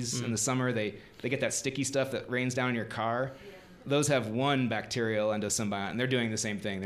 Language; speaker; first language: English; native; English